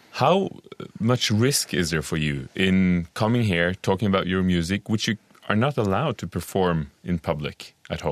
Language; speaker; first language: English; non-native, fluent; Norwegian